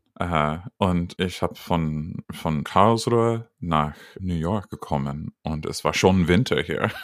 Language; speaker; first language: German; non-native, learner; English